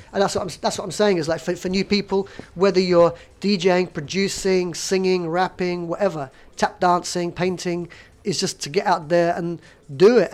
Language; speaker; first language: English; native; English